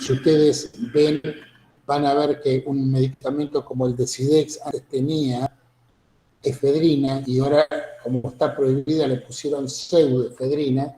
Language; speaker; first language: Spanish; native; Spanish